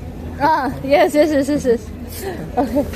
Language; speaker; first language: English; non-native, fluent; Korean